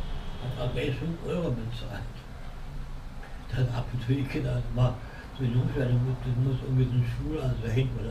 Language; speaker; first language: German; native; German